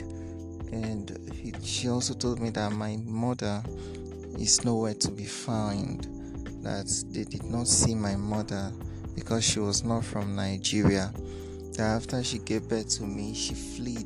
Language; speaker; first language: English; non-native, local second language; Ibibio